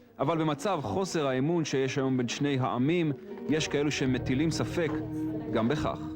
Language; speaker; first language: Hebrew; native; Hebrew